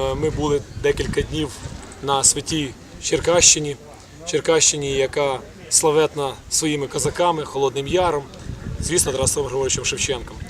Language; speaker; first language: Ukrainian; native; Ukrainian